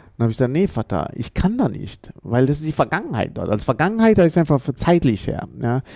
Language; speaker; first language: German; early bilingual, other home language; Amharic